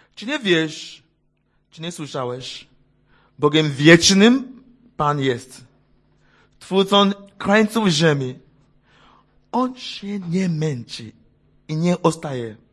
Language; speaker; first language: Polish; non-native, fluent; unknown